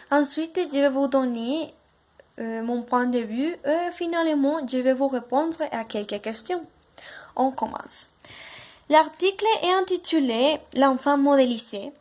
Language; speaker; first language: French; non-native, learner; Spanish